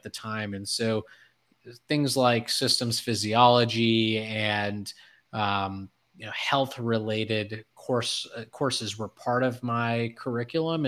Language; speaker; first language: English; native; English